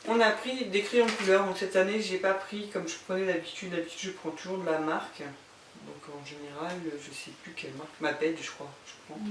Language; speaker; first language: French; native; French